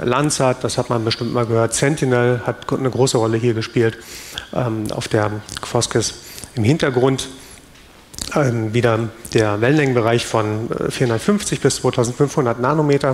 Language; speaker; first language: German; native; German